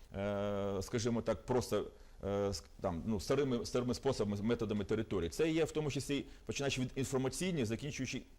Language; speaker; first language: Ukrainian; native; Ukrainian